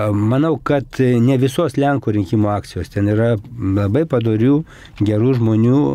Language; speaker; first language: Lithuanian; native; Lithuanian